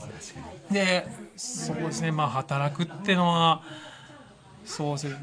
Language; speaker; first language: Japanese; native; Japanese